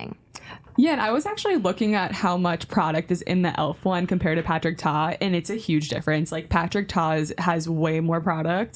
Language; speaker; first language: English; native; English